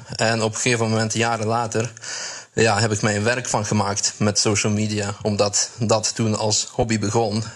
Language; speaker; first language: Dutch; native; Dutch